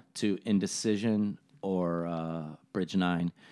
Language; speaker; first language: English; native; English